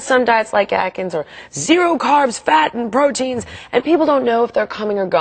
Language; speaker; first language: English; native; English